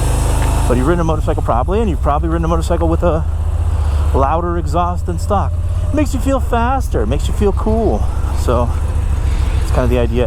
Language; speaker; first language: English; native; English